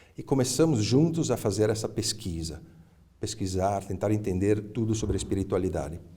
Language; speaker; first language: Portuguese; early bilingual, other home language; Italian